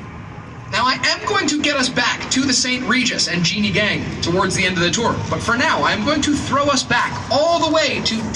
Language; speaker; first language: English; native; English